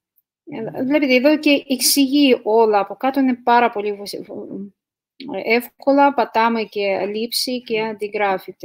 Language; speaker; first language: Greek; non-native, fluent; Russian